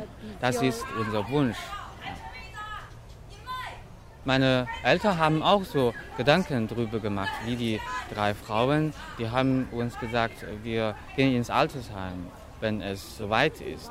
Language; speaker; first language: German; non-native, fluent; Chinese